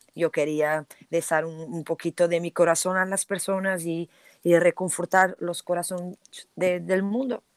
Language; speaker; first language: Spanish; non-native, learner; Portuguese